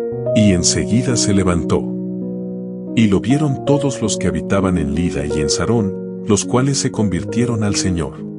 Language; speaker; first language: Spanish; native; Spanish